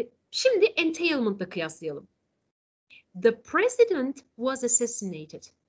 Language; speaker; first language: English; non-native, fluent; Turkish